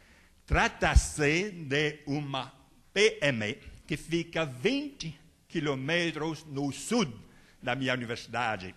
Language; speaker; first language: Portuguese; non-native, fluent; French